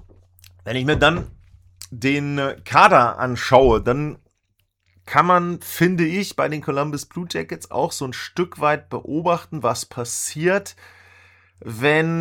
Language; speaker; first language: German; native; German